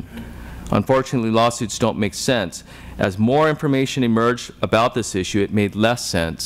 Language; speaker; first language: English; native; English